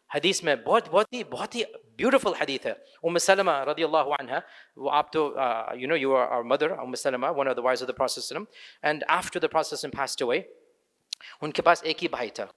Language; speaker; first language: Urdu; early bilingual, other home language; English